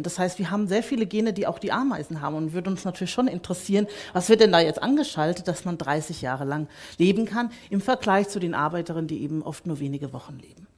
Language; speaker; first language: German; native; German